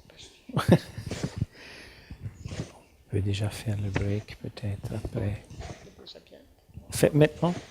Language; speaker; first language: French; non-native, learner; German